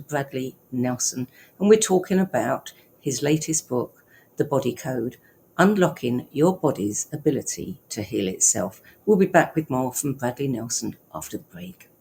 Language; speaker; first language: English; native; English